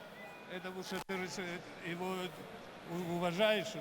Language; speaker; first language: Russian; early bilingual, heritage; Russian